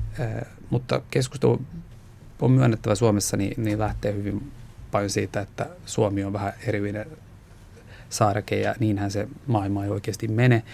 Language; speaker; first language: Finnish; non-native, local second language; Swedish